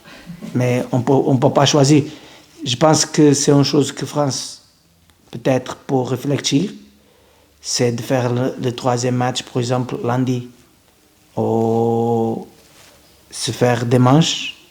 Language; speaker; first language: French; non-native, fluent; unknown